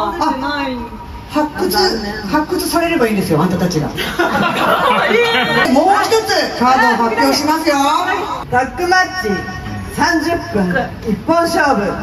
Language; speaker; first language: Japanese; native; Japanese